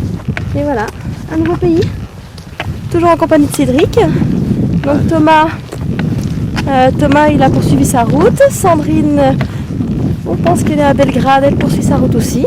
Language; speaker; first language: French; native; French